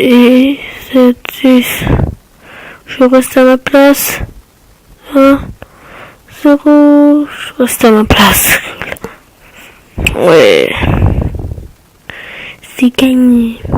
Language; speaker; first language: French; native; French